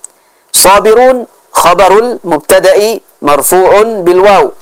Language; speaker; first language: Arabic; non-native, fluent; Indonesian